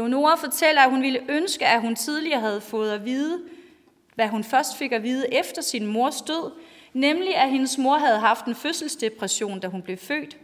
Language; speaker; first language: Danish; native; Danish